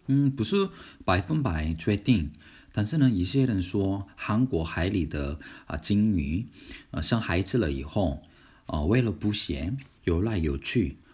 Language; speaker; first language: Chinese; non-native, fluent; Korean